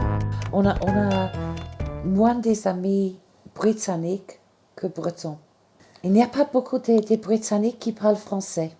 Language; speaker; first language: French; non-native, fluent; English